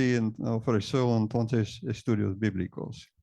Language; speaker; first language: Spanish; non-native, fluent; English